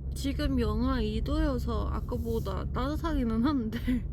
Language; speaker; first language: Korean; non-native, fluent; English